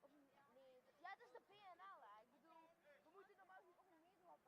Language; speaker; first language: Dutch; native; Dutch